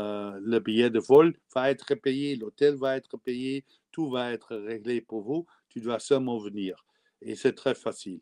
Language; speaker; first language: French; non-native, learner; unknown